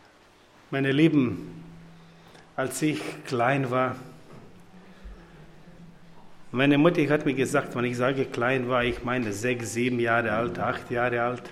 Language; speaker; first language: German; non-native, fluent; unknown